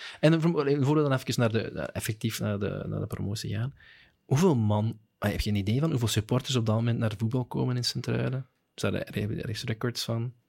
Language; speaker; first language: Dutch; native; Dutch